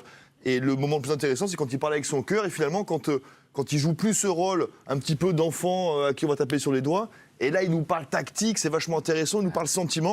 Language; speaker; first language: French; native; French